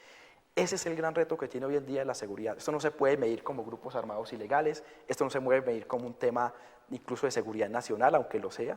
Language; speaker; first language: Spanish; native; Spanish